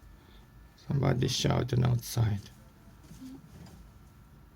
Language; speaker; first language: English; non-native, learner; Russian